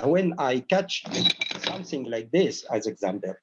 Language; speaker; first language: English; non-native, learner; Arabic